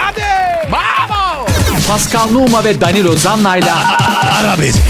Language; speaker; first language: Turkish; non-native, learner; Italian